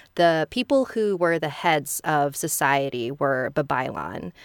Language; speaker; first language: English; early bilingual, other home language; Filipino